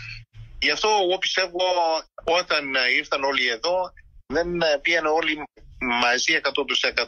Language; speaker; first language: Greek; early bilingual, heritage; Greek